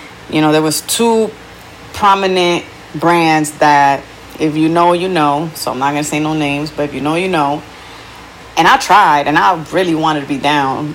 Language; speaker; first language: English; early bilingual, other home language; Spanish